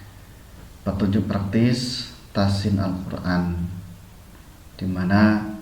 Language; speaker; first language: Indonesian; native; Indonesian